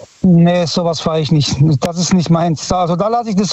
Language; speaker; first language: German; early bilingual, other home language; Italian